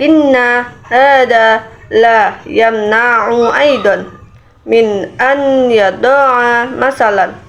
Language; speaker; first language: Arabic; non-native, learner; Indonesian